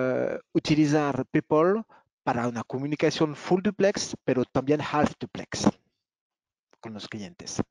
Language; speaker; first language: Spanish; non-native, fluent; French